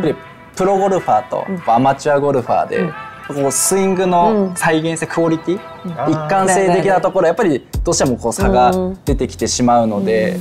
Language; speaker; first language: Japanese; native; Japanese